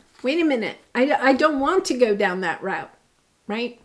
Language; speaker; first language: English; native; English